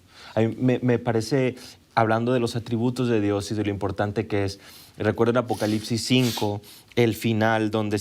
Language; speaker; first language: Spanish; native; Spanish